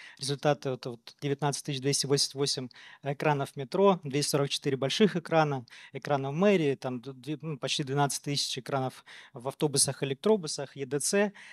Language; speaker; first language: Russian; native; Russian